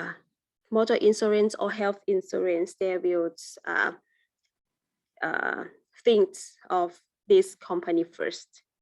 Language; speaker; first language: English; non-native, learner; Thai